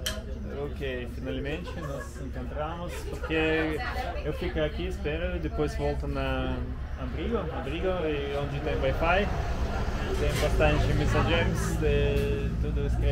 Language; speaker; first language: Portuguese; non-native, learner; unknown